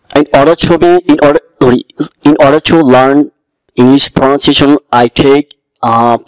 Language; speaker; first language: English; non-native, local second language; Bangla